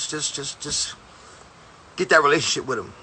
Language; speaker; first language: English; native; English